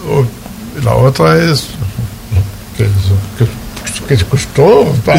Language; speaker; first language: Portuguese; non-native, learner; German